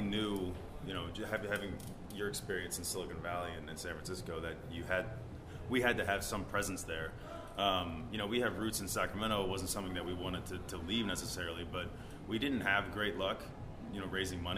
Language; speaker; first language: English; native; English